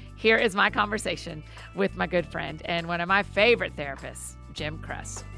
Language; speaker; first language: English; native; English